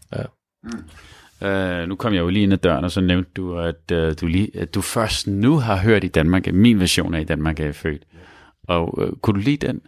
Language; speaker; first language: Danish; early bilingual, other home language; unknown